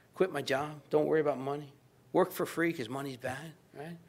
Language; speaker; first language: English; native; English